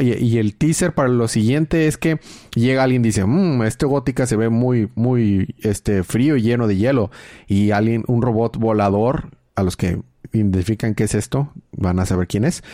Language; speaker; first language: Spanish; native; Spanish